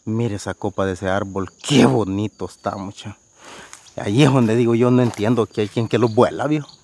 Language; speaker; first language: Spanish; native; Spanish